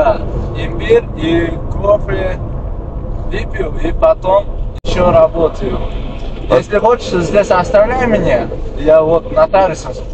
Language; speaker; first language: Russian; non-native, learner; Uzbek